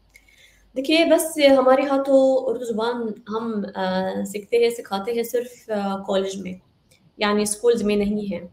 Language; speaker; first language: Hindi; non-native, fluent; Arabic